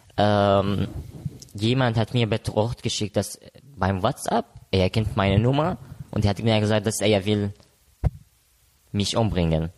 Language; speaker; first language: German; non-native, learner; Arabic